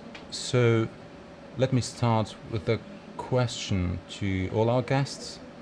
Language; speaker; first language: English; non-native, fluent; Polish